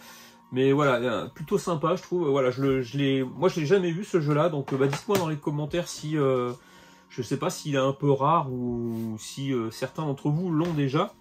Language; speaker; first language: French; native; French